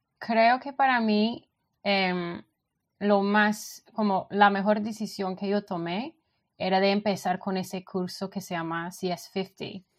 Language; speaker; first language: Spanish; non-native, fluent; English